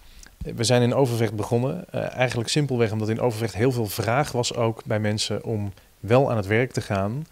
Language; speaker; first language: Dutch; native; Dutch